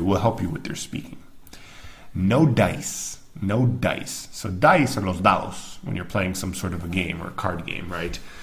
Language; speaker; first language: English; native; English